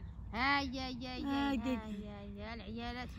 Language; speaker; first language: Arabic; native; Arabic